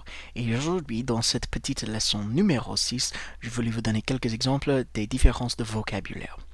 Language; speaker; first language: French; non-native, fluent; English